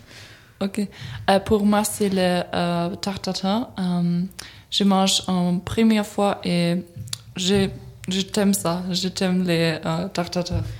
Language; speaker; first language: French; non-native, learner; German